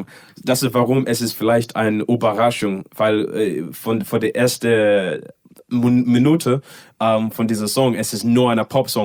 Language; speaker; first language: German; non-native, learner; English